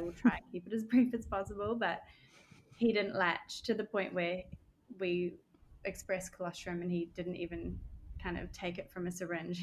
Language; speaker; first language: English; native; English